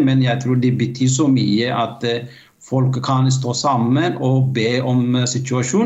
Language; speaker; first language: Norwegian; non-native, fluent; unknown